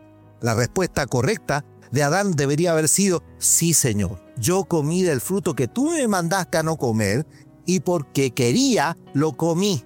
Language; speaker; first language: Spanish; native; Spanish